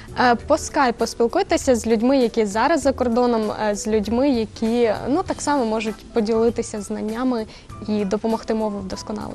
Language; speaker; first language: Ukrainian; native; Ukrainian